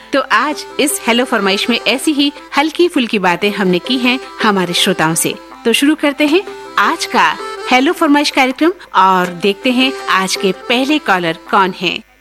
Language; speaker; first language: Hindi; native; Hindi